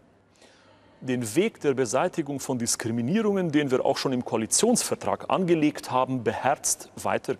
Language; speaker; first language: German; native; German